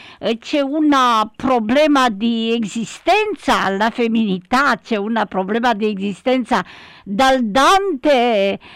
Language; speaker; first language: Italian; non-native, learner; Romanian